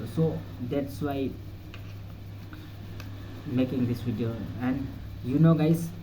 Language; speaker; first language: English; non-native, learner; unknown